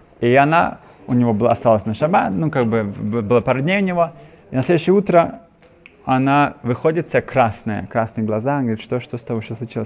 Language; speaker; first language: Russian; native; Russian